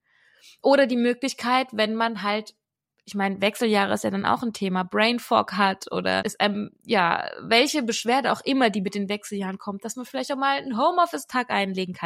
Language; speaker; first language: German; native; German